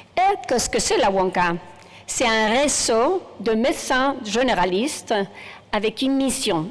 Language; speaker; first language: French; non-native, fluent; Spanish